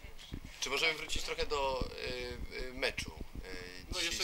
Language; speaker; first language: Polish; native; Polish